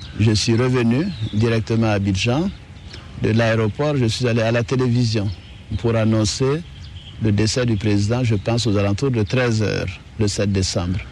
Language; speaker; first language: French; non-native, local second language; Dyula